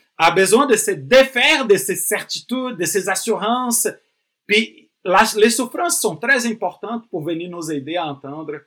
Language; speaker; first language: French; non-native, fluent; Portuguese